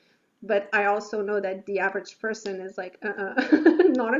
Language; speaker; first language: English; native; English